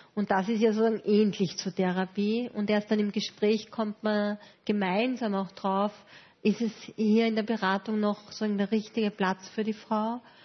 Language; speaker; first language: German; native; German